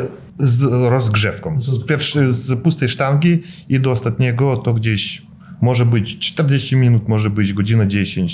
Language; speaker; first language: Polish; non-native, fluent; Russian